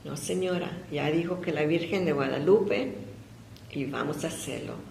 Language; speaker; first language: Spanish; early bilingual, heritage; Spanish